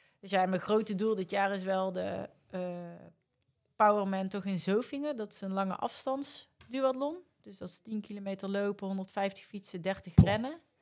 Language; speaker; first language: Dutch; native; Dutch